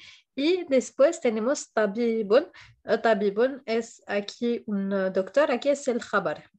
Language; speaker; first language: Spanish; non-native, fluent; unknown